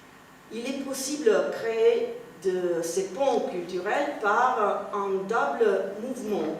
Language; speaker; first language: French; non-native, fluent; Italian